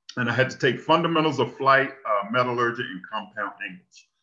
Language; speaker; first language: English; native; English